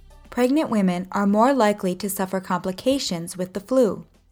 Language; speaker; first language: English; native; English